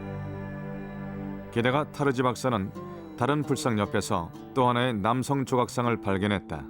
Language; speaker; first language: Korean; native; Korean